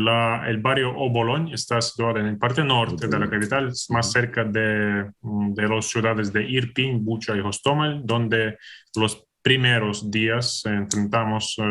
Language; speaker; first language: Spanish; non-native, fluent; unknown